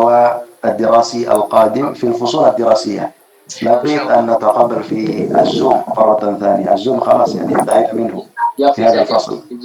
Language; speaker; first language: Arabic; non-native, fluent; Indonesian